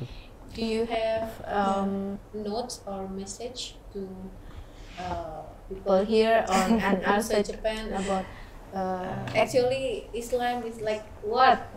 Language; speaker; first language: English; non-native, learner; Indonesian